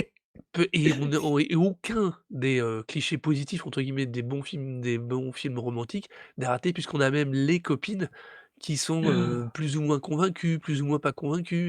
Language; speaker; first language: French; native; French